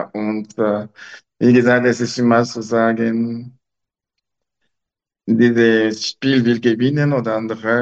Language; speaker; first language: German; non-native, learner; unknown